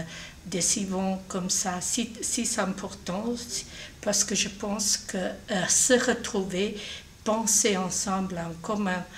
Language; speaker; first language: French; non-native, fluent; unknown